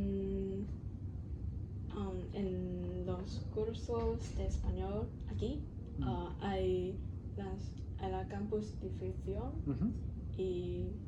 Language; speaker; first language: Spanish; non-native, learner; Cantonese